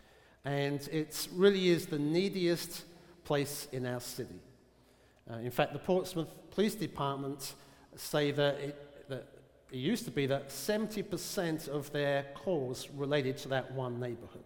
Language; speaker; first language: English; native; English